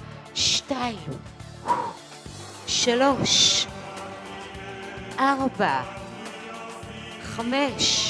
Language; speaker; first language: Hebrew; native; Hebrew